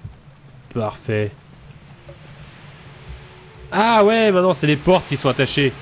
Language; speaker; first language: French; native; French